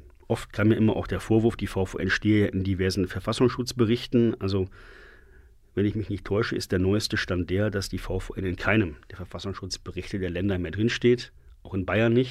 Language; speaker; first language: German; native; German